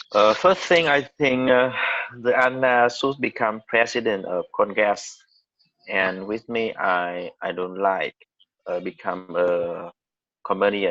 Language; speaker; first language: English; non-native, learner; Vietnamese